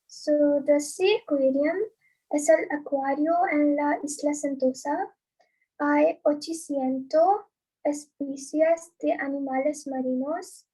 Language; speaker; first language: Spanish; non-native, learner; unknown